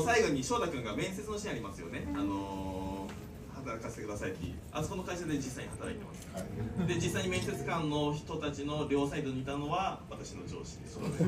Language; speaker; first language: Japanese; native; Japanese